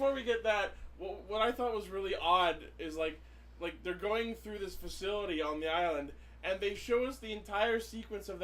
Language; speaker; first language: English; native; English